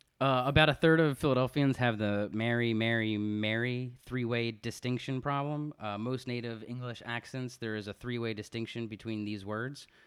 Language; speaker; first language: English; native; English